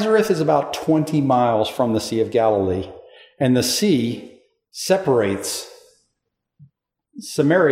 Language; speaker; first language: English; native; English